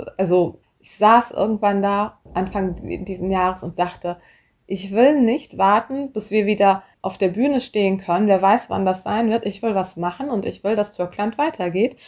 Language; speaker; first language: German; early bilingual, other home language; Turkish